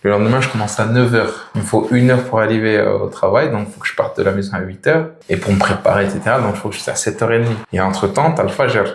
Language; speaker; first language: French; native; French